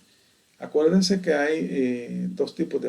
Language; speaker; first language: Spanish; native; Spanish